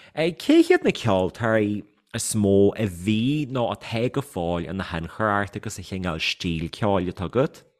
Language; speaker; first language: Irish; native; Irish